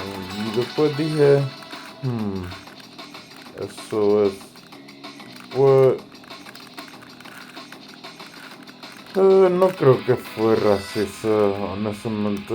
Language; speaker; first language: Spanish; non-native, learner; English